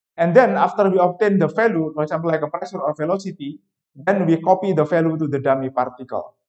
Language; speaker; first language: English; non-native, fluent; Indonesian